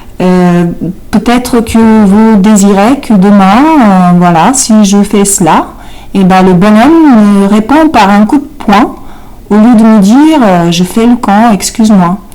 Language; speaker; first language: French; non-native, fluent; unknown